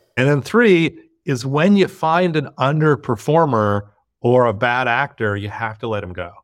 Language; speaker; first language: English; native; English